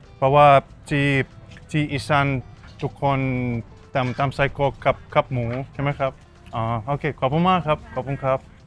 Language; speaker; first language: Thai; non-native, learner; Russian